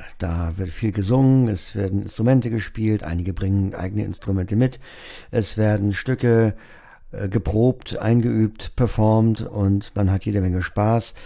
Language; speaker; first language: German; native; German